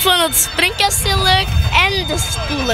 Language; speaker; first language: Dutch; early bilingual, other home language; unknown